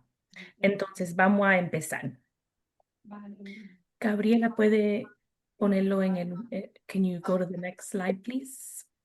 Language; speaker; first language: Spanish; early bilingual, heritage; English